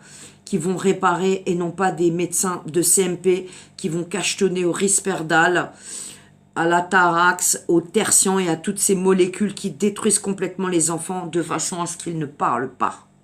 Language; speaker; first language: French; native; French